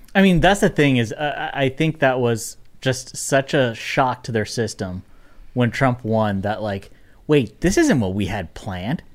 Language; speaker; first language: English; native; English